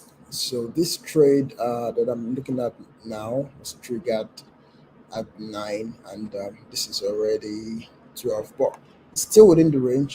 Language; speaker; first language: English; non-native, local second language; Yoruba